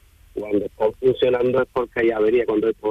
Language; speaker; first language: Spanish; native; Spanish